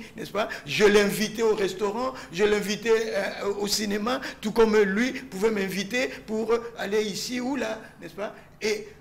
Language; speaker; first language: French; non-native, local second language; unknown